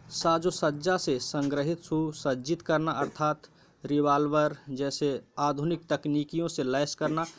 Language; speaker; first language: Hindi; native; Hindi